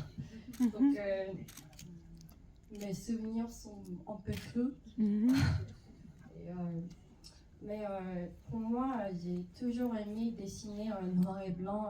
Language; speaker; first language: French; non-native, fluent; Korean